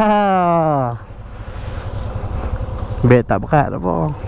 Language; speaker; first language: Malay; native; Malay